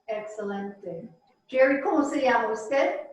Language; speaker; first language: Spanish; non-native, fluent; English